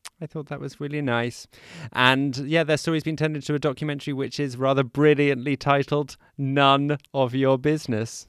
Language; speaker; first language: English; native; English